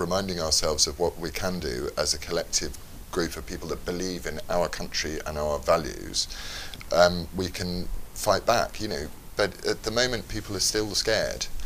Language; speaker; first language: English; native; English